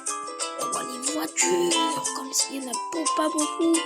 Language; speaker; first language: French; native; French